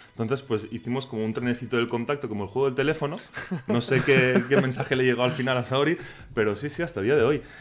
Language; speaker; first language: Spanish; non-native, local second language; Catalan